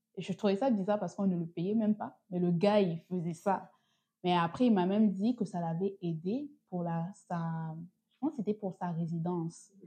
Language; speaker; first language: French; non-native, local second language; Lingala